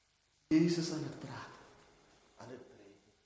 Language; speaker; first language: Dutch; non-native, fluent; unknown